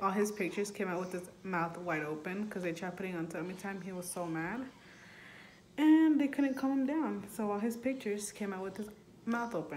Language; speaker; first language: English; early bilingual, other home language; Spanish